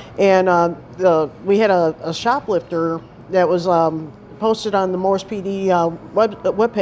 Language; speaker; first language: English; native; English